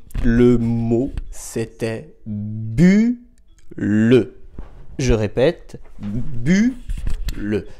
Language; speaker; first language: French; native; French